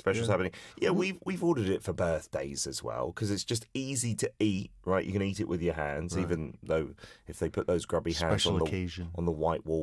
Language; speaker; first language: English; native; English